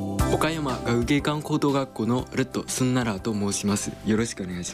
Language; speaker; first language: Japanese; non-native, learner; Khmer